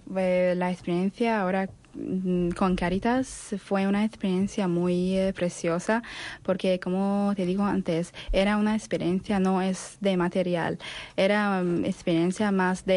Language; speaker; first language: Spanish; non-native, learner; Arabic